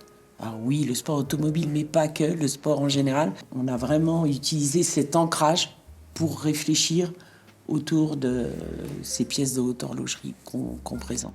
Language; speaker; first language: French; native; French